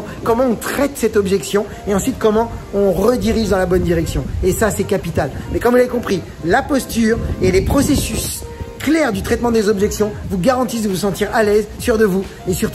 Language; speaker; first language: French; native; French